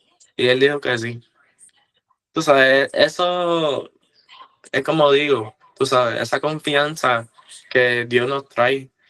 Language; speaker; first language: Spanish; early bilingual, heritage; Spanish